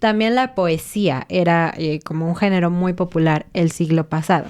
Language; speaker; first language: Spanish; native; Spanish